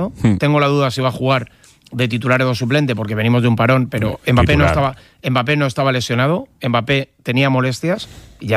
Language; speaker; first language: Spanish; native; Spanish